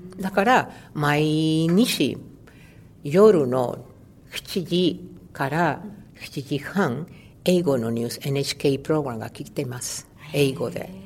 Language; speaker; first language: Japanese; non-native, learner; Spanish